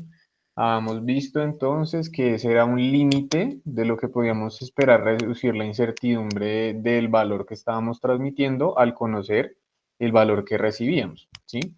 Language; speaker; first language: Spanish; native; Spanish